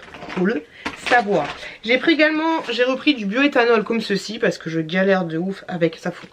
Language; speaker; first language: French; native; French